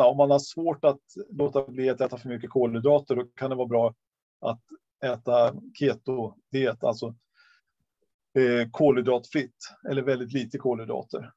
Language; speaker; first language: Swedish; native; Swedish